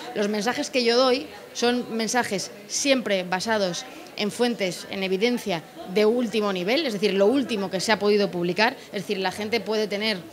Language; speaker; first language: Spanish; native; Spanish